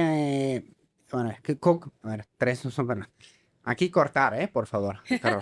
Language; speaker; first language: Spanish; native; Spanish